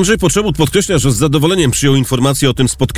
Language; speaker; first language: Polish; native; Polish